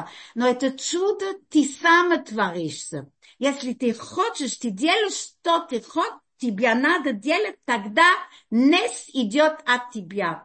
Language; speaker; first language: Russian; early bilingual, heritage; Russian